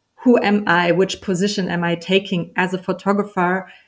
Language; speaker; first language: English; non-native, fluent; German